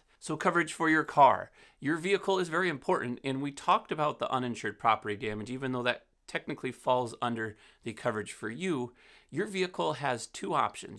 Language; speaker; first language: English; native; English